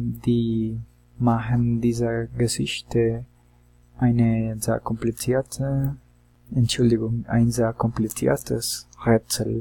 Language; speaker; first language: German; non-native, learner; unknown